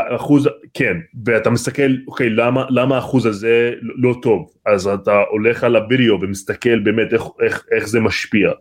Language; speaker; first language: Hebrew; non-native, local second language; Arabic